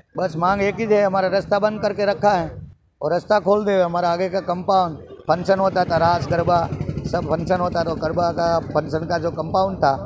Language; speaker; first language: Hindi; non-native, local second language; Gujarati